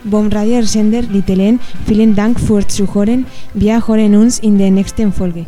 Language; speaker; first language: German; non-native, learner; Spanish